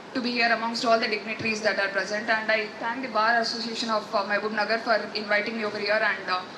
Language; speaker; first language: English; non-native, local second language; Telugu